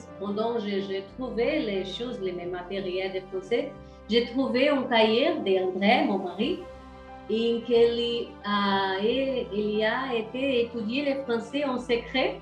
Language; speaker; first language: French; non-native, learner; Portuguese